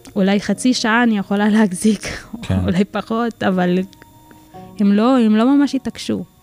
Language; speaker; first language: Hebrew; non-native, fluent; Filipino